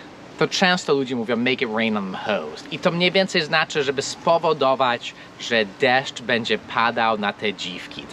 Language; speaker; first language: Polish; non-native, fluent; English